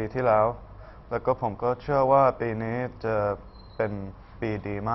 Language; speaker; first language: Thai; early bilingual, heritage; Thai